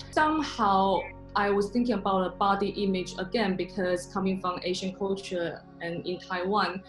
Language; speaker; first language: English; non-native, fluent; Chinese